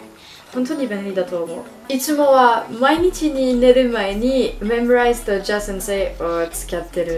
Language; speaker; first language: Japanese; non-native, learner; French